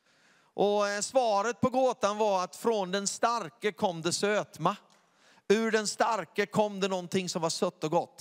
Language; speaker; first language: Swedish; native; Swedish